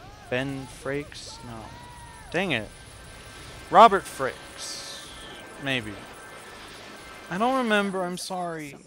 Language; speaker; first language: English; native; English